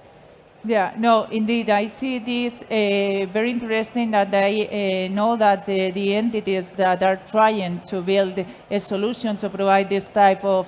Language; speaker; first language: English; non-native, fluent; Spanish